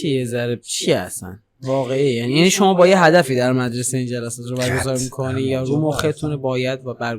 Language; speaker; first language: Persian; native; Persian